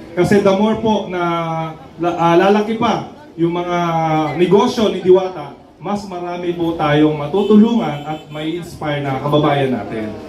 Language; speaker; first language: Filipino; native; Filipino